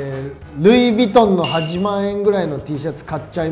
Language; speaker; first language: Japanese; native; Japanese